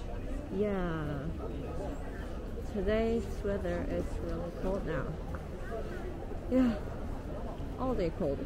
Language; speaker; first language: English; non-native, fluent; Korean